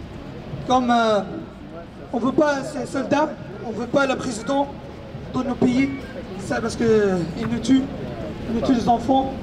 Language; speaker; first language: French; non-native, learner; Arabic